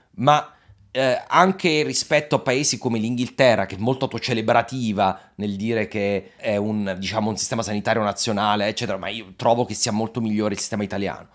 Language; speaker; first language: Italian; native; Italian